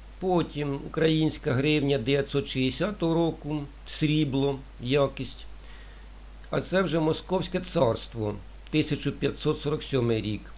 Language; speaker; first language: Ukrainian; non-native, local second language; Russian